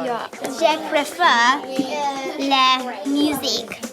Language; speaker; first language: French; non-native, learner; English